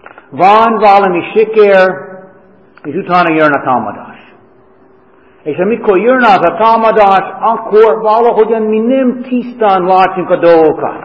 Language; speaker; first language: Hungarian; non-native, fluent; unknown